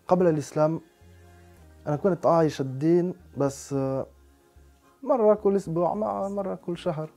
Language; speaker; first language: Arabic; non-native, fluent; French